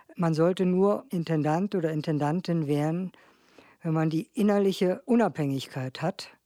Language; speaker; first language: German; native; German